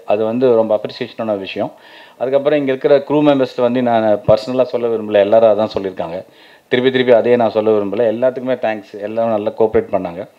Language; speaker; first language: Tamil; native; Tamil